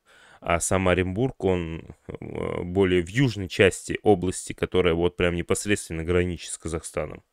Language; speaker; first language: Russian; native; Russian